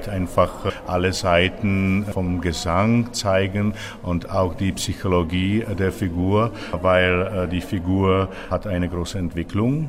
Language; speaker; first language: German; non-native, fluent; Czech